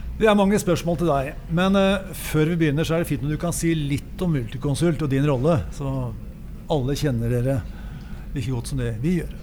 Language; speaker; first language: Norwegian; native; Norwegian